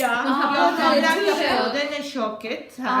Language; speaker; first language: Swedish; non-native, learner; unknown